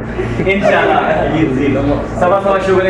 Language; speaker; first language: Arabic; non-native, learner; Urdu